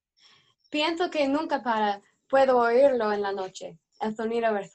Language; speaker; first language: Spanish; non-native, learner; English